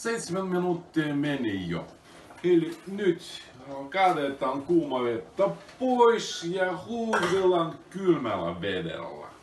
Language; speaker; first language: Finnish; non-native, fluent; Russian